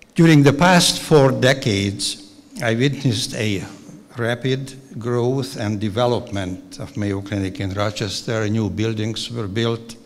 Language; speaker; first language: English; non-native, fluent; Hungarian